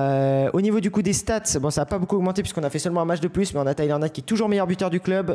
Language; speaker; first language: French; native; French